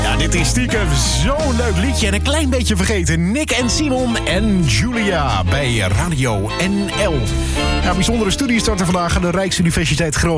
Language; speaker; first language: Dutch; native; Dutch